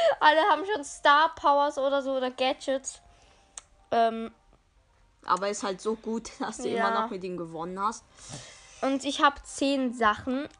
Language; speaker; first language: German; native; German